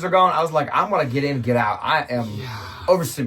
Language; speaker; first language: English; native; English